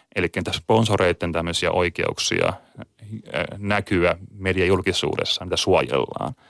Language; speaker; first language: Finnish; native; Finnish